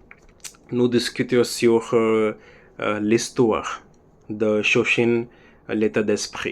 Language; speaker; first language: French; non-native, learner; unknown